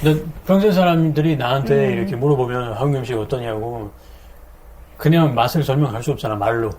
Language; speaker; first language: Korean; non-native, fluent; French